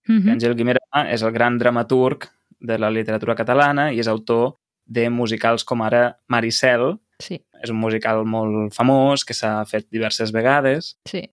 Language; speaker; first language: Catalan; native; Catalan